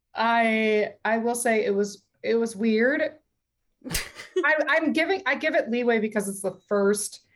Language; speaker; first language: English; native; English